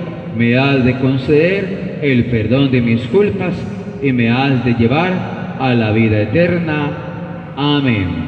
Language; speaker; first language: Spanish; native; Spanish